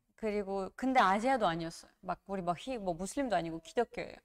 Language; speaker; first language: Korean; non-native, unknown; Georgian